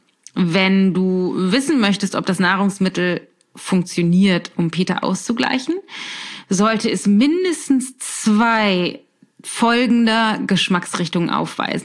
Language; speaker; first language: German; native; German